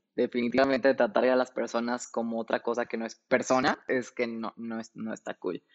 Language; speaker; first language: Spanish; native; Spanish